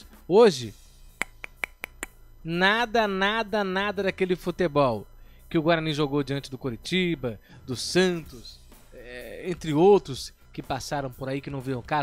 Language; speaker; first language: Portuguese; native; Portuguese